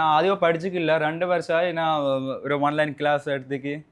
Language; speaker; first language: Malayalam; non-native, local second language; Bangla